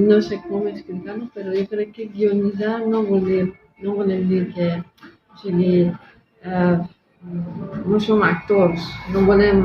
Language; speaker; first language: Catalan; non-native, local second language; Spanish